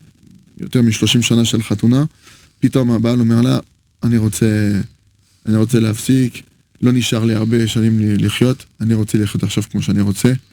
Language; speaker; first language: Hebrew; non-native, fluent; French